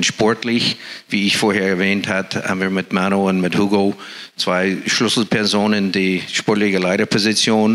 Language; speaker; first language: German; non-native, fluent; English